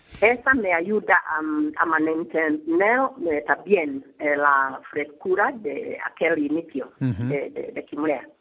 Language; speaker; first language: Spanish; non-native, learner; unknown